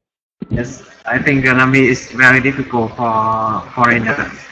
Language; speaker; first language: English; non-native, learner; Vietnamese